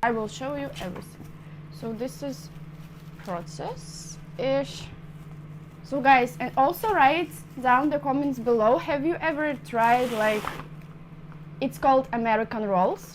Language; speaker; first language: English; non-native, fluent; Russian